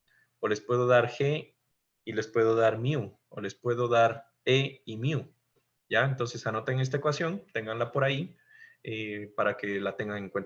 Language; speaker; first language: Spanish; native; Spanish